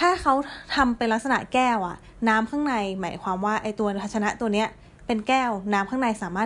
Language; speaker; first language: Thai; native; Thai